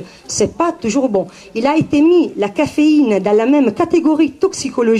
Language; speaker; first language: French; non-native, learner; Italian